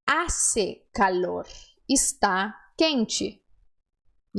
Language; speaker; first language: Spanish; non-native, fluent; Portuguese